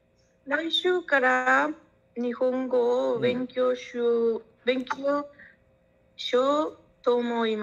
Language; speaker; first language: Japanese; non-native, learner; Spanish